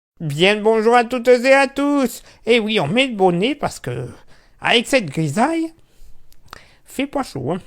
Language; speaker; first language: French; native; French